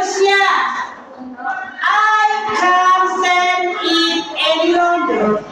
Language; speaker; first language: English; non-native, learner; Indonesian